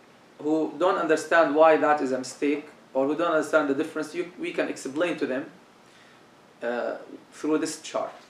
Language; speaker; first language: English; non-native, fluent; Arabic